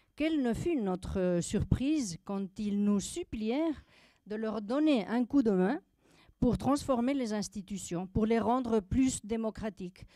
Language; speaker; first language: French; non-native, fluent; Spanish